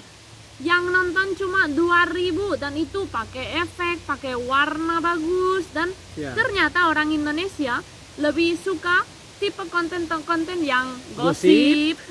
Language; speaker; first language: Indonesian; non-native, fluent; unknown